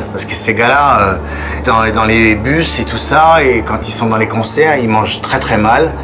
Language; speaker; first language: French; native; French